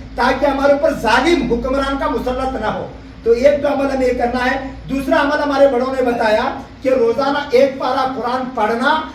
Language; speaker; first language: Hindi; non-native, local second language; Urdu